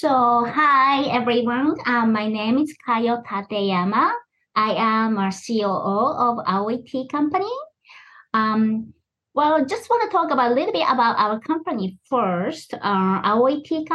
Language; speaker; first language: English; non-native, fluent; Japanese